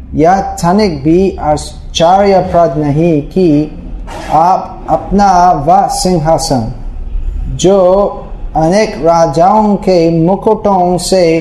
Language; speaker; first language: Hindi; non-native, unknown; English